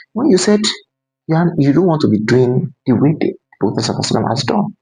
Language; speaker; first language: English; non-native, local second language; Yoruba